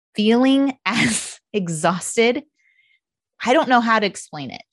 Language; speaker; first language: English; native; English